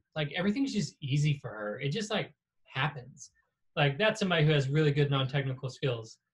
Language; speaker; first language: English; native; English